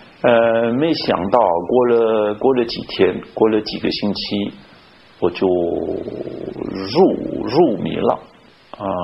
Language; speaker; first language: Chinese; non-native, fluent; French